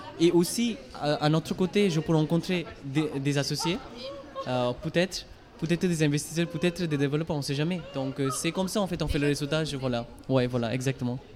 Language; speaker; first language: French; non-native, fluent; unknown